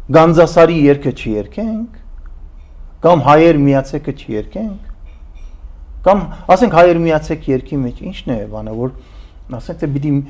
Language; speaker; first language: Armenian; early bilingual, heritage; Armenian